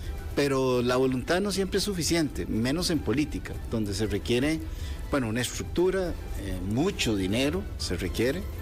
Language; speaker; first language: Spanish; native; Spanish